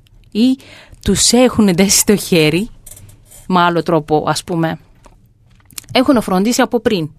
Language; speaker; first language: Greek; non-native, fluent; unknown